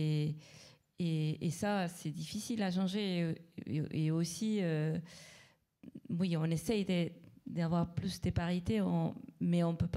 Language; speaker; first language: French; non-native, fluent; Spanish